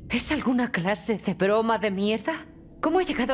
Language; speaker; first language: Spanish; native; Spanish